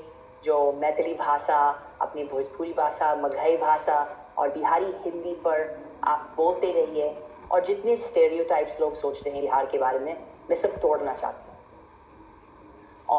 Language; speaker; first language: Hindi; non-native, fluent; English